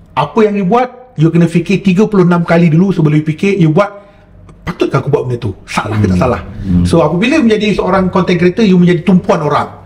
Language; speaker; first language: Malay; non-native, local second language; Chinese